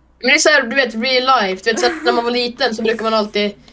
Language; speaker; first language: Swedish; native; Swedish